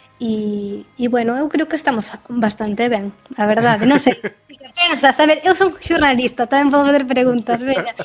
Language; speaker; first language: Galician; native; Galician